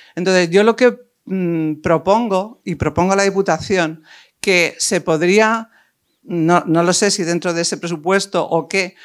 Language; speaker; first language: Spanish; native; Spanish